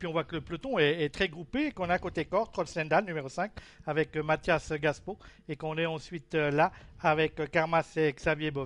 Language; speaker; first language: French; native; French